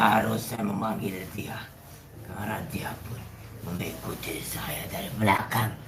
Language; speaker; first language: Indonesian; non-native, local second language; Javanese